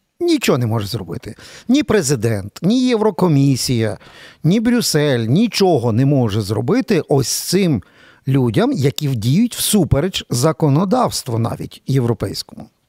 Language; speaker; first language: Ukrainian; native; Ukrainian